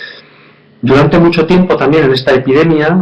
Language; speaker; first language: Spanish; native; Spanish